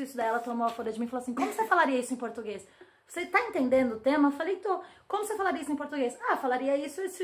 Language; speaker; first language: Portuguese; native; Portuguese